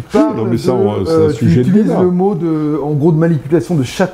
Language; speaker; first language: French; native; French